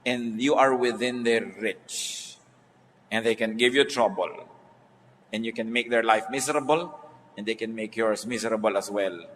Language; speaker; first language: English; non-native, local second language; Filipino